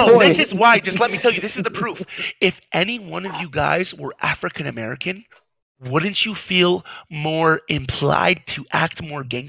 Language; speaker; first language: English; native; English